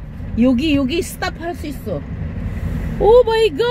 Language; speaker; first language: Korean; non-native, learner; Filipino